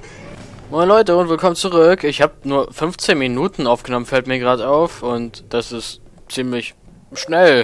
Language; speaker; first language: German; native; German